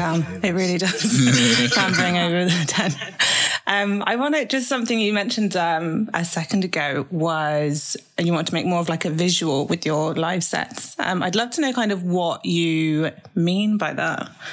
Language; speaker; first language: English; native; English